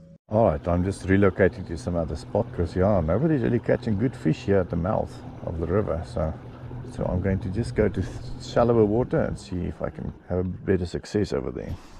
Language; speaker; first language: English; non-native, local second language; Afrikaans